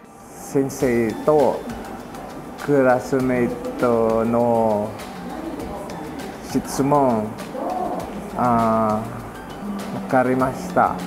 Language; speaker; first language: Japanese; non-native, learner; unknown